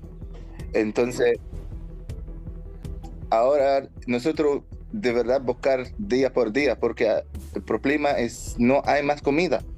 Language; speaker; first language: Spanish; non-native, learner; Arabic